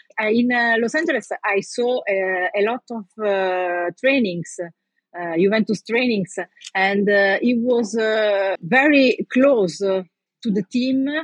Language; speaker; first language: English; non-native, learner; Italian